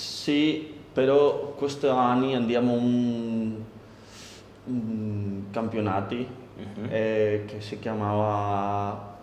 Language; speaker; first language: Italian; non-native, learner; Spanish